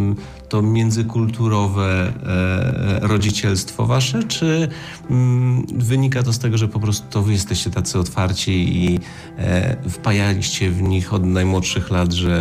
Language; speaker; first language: Polish; native; Polish